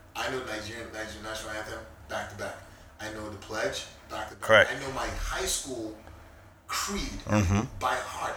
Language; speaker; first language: English; native; English